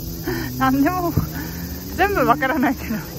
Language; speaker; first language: Japanese; non-native, fluent; Czech